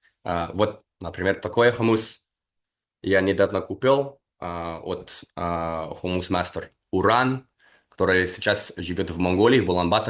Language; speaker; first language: Russian; non-native, fluent; English